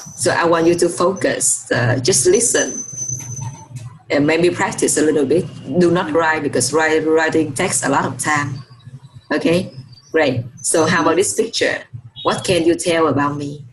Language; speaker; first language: English; non-native, fluent; Vietnamese